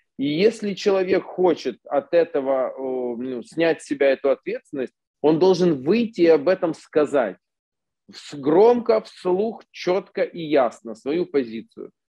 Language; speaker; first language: Russian; native; Russian